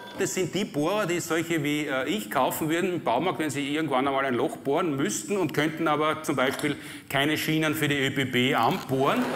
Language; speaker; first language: German; native; German